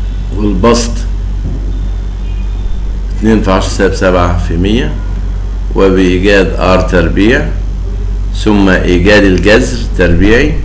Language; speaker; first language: Arabic; native; Arabic